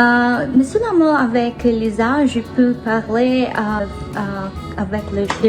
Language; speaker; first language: French; non-native, learner; Portuguese